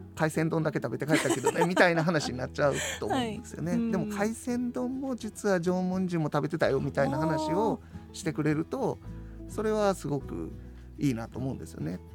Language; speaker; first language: Japanese; native; Japanese